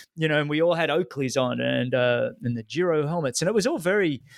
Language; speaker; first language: English; native; English